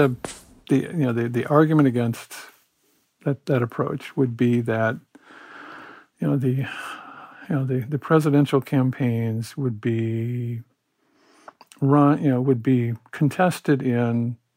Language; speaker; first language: English; native; English